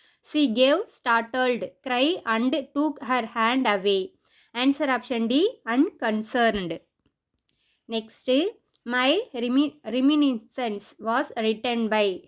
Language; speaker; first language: English; non-native, local second language; Tamil